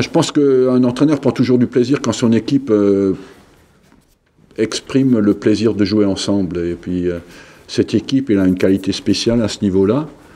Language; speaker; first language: French; native; French